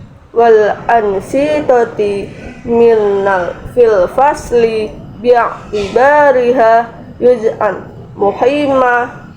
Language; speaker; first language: Arabic; non-native, learner; Indonesian